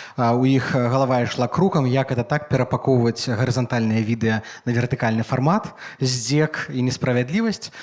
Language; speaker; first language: Belarusian; native; Belarusian